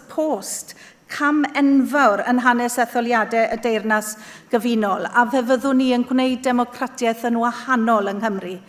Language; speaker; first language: Welsh; native; Welsh